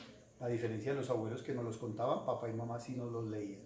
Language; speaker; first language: Spanish; native; Spanish